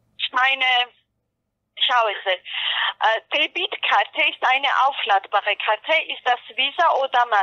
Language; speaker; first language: German; non-native, fluent; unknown